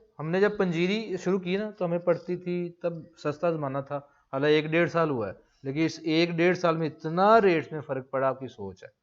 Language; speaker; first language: Urdu; non-native, local second language; Punjabi